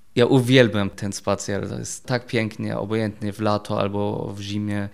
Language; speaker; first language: Polish; non-native, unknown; German